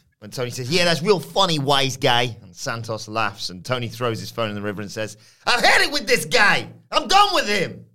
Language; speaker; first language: English; native; English